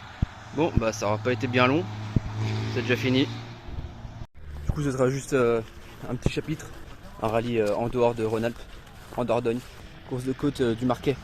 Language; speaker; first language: French; native; French